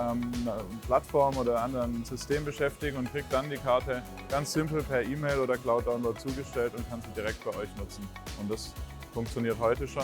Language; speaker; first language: German; native; German